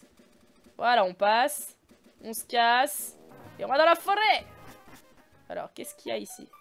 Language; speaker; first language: French; native; French